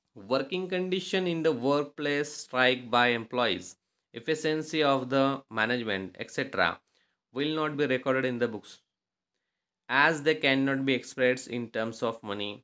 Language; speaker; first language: English; non-native, local second language; Marathi